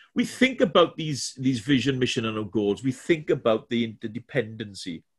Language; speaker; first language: English; native; English